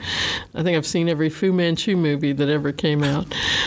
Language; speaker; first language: English; native; English